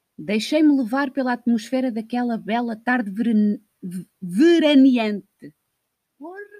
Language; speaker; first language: Portuguese; native; Portuguese